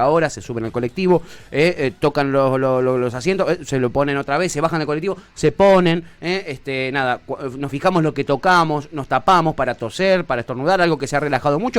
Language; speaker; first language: Spanish; native; Spanish